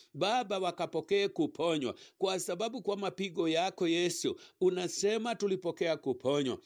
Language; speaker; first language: Swahili; native; Swahili